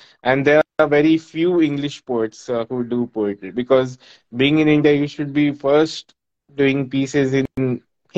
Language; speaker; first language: English; non-native, local second language; Marathi